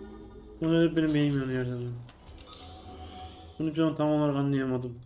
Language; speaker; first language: Turkish; native; Turkish